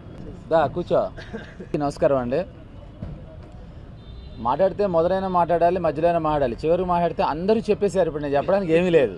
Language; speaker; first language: Telugu; native; Telugu